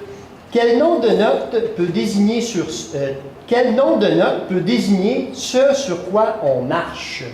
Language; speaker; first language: French; native; French